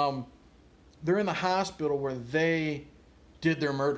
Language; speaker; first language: English; native; English